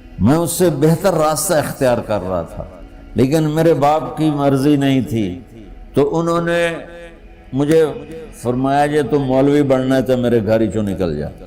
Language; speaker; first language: Urdu; non-native, local second language; Punjabi